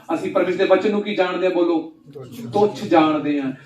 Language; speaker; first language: Hindi; non-native, local second language; Punjabi